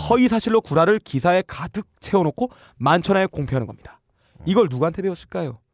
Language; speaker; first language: Korean; native; Korean